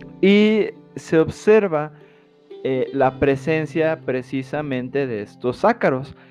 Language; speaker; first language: Spanish; native; Spanish